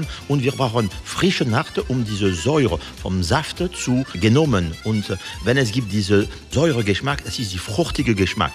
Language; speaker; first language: German; non-native, learner; French